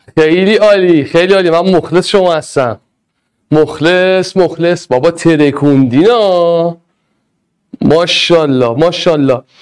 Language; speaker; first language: Persian; non-native, local second language; Arabic